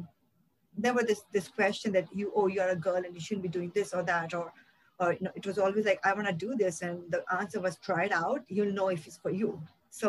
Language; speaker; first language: English; non-native, local second language; Hindi